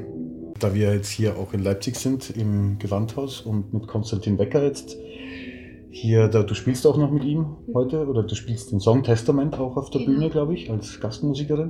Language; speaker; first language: German; native; German